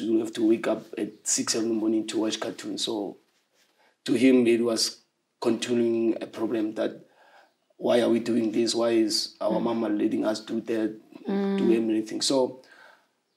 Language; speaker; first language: English; non-native, local second language; Zulu